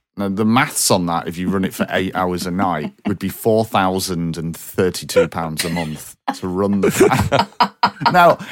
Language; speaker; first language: English; native; English